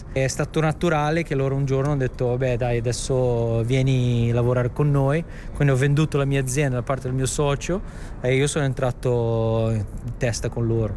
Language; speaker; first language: Italian; native; Italian